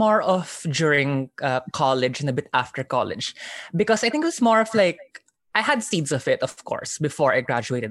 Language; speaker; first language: English; non-native, local second language; Filipino